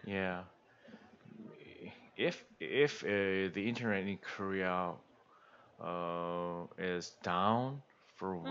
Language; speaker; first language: English; non-native, learner; Korean